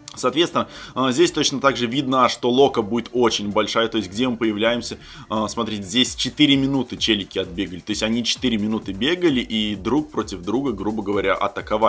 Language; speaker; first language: Russian; native; Russian